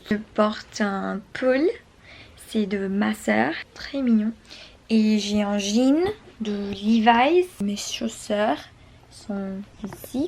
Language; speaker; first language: French; non-native, learner; English